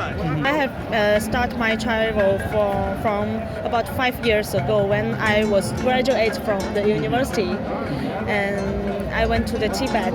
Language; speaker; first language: English; non-native, learner; Chinese